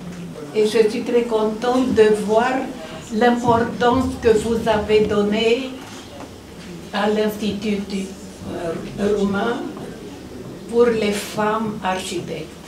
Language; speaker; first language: French; non-native, fluent; Romanian